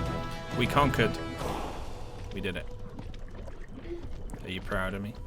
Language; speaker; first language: English; native; English